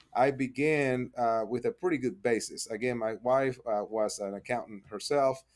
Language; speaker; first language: English; non-native, fluent; Spanish